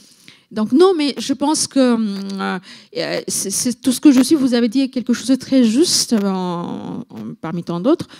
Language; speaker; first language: French; non-native, fluent; Bangla